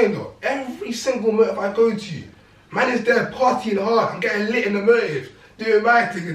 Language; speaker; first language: English; native; English